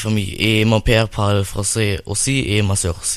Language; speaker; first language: French; non-native, learner; German